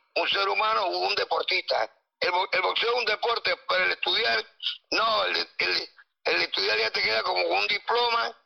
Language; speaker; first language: Spanish; native; Spanish